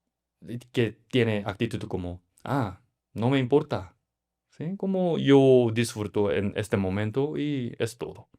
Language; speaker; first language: Spanish; non-native, learner; Korean